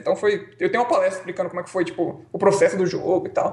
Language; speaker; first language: Portuguese; native; Portuguese